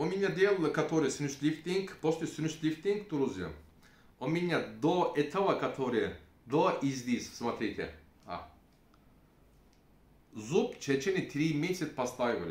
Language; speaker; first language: Russian; non-native, learner; Turkish